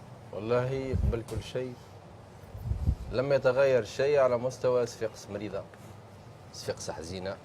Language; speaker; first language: Arabic; native; Arabic